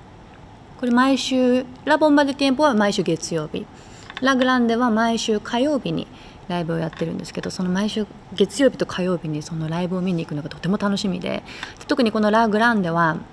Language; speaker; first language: Japanese; native; Japanese